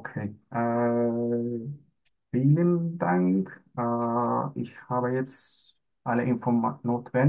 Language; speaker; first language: German; non-native, learner; Turkish